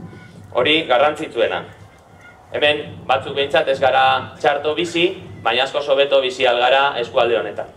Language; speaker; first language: Basque; native; Basque